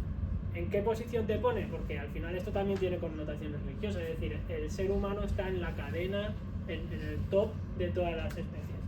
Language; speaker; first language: Spanish; native; Spanish